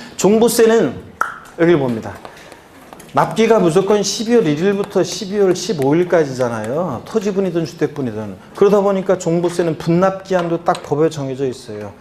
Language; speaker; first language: Korean; native; Korean